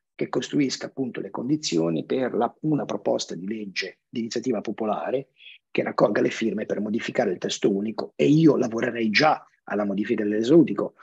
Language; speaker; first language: Italian; native; Italian